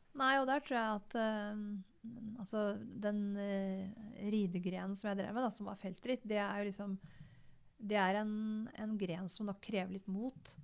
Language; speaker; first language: Norwegian; native; Norwegian